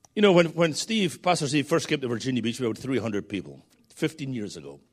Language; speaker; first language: English; native; English